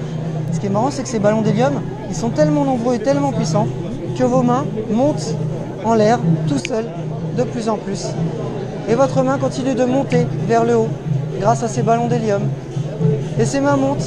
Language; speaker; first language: French; native; French